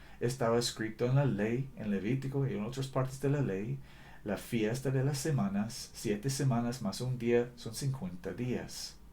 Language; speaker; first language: Spanish; non-native, fluent; English